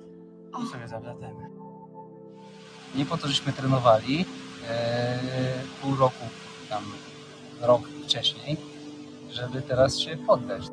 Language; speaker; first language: Polish; native; Polish